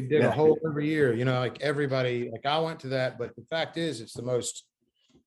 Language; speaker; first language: English; native; English